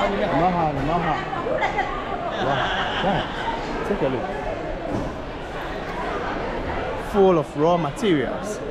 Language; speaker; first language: Chinese; non-native, learner; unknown